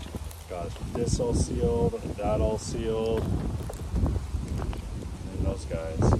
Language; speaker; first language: English; native; English